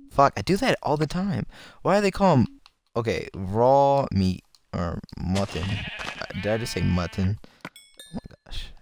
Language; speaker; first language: English; native; English